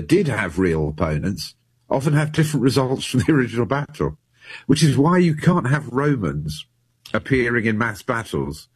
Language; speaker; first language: English; native; English